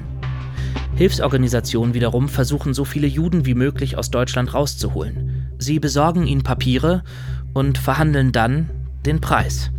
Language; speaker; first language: German; native; German